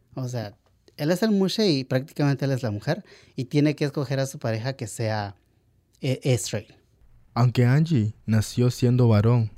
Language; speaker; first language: Spanish; native; Spanish